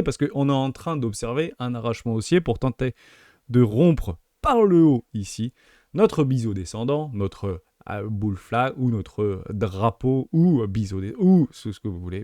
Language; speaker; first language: French; native; French